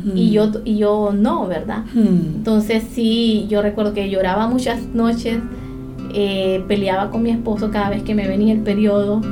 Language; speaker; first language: Spanish; native; Spanish